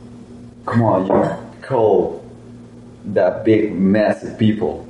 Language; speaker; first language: English; non-native, learner; Spanish